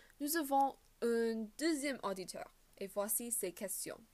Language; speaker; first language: French; non-native, learner; English